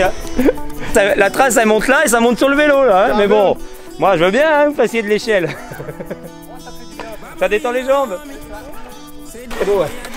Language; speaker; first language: French; native; French